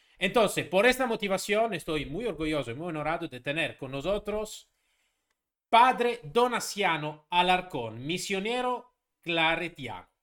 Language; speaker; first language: Spanish; non-native, fluent; Italian